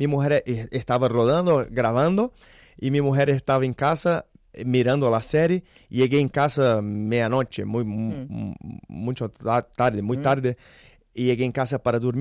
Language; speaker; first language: Spanish; non-native, learner; Portuguese